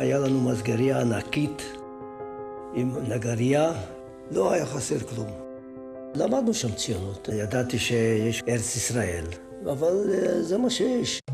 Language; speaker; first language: Hebrew; non-native, fluent; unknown